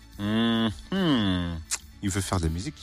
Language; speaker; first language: French; native; French